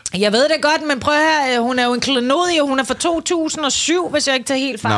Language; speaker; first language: Danish; early bilingual, other home language; Persian